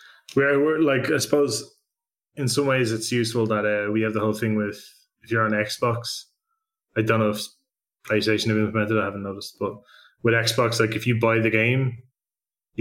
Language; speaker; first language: English; native; English